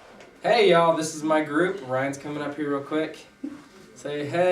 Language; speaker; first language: English; native; English